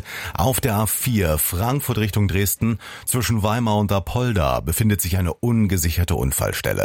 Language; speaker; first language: German; native; German